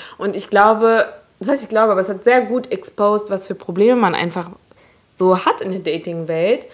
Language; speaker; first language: German; early bilingual, other home language; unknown